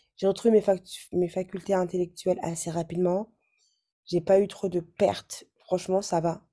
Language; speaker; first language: French; early bilingual, other home language; Arabic